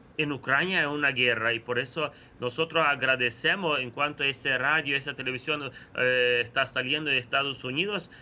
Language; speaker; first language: Spanish; non-native, fluent; Ukrainian